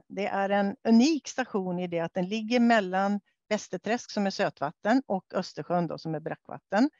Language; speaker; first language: Swedish; native; Swedish